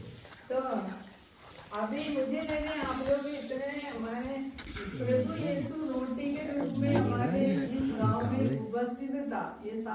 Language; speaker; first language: Hindi; non-native, local second language; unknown